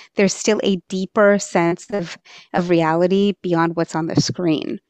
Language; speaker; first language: English; early bilingual, other home language; Marathi